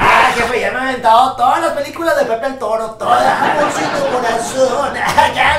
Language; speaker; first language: Spanish; native; Spanish